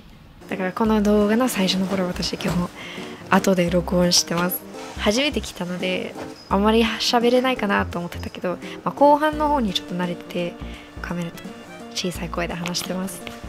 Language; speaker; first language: Japanese; non-native, fluent; English